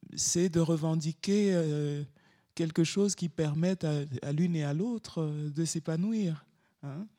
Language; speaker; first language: French; native; French